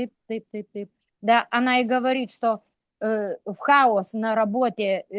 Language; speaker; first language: Russian; non-native, local second language; Lithuanian